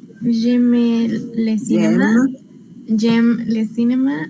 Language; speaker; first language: French; non-native, learner; Spanish